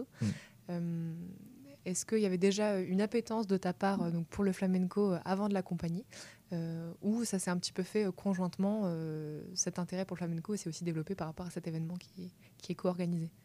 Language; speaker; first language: French; native; French